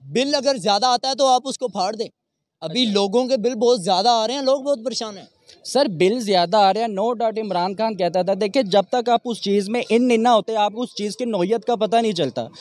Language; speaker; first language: Urdu; non-native, local second language; Punjabi